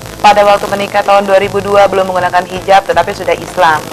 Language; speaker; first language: Indonesian; native; Indonesian